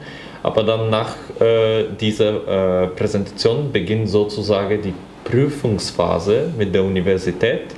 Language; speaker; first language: German; non-native, fluent; Bulgarian